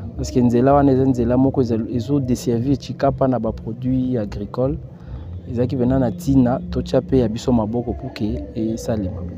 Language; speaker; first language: Lingala; non-native, local second language; Luba-Lulua